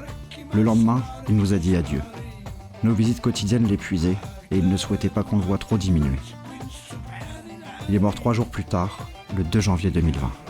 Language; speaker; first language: French; native; French